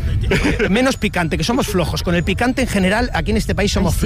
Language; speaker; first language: Spanish; native; Spanish